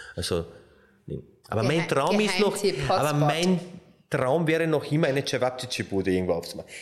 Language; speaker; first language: German; non-native, fluent; Slovenian